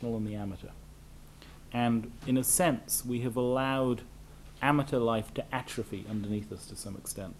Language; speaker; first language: English; native; English